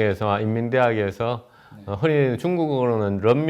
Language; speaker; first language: Korean; native; Korean